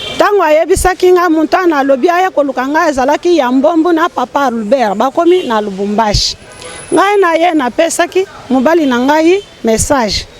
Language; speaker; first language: Lingala; non-native, local second language; Swahili